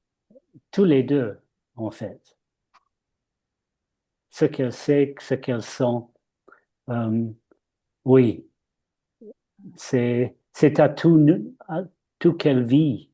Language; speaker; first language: French; non-native, fluent; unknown